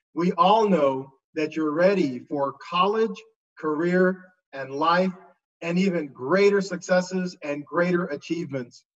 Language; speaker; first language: English; native; English